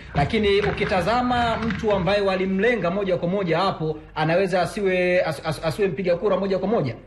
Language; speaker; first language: Swahili; native; Swahili